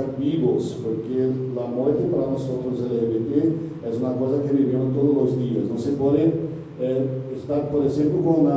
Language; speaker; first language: Spanish; non-native, learner; Portuguese